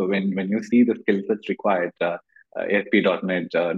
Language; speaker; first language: English; non-native, local second language; Malayalam